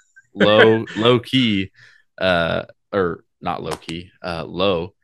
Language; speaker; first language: English; native; English